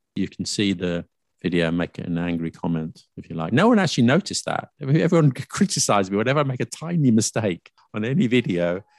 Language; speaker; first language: English; native; English